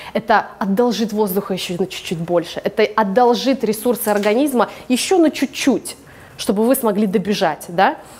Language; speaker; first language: Russian; early bilingual, heritage; English